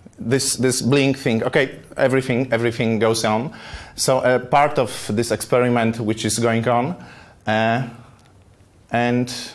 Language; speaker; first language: English; non-native, fluent; Polish